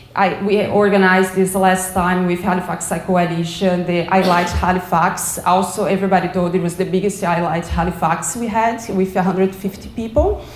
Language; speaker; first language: English; non-native, learner; Portuguese